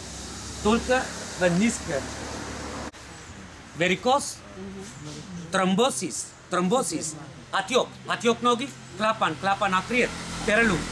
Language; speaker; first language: Russian; non-native, learner; Sinhala